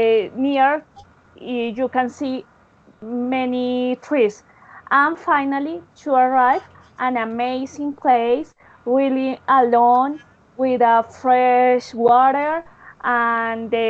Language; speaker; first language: English; non-native, learner; Spanish